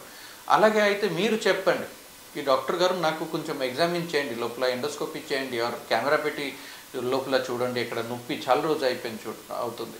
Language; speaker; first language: Telugu; non-native, fluent; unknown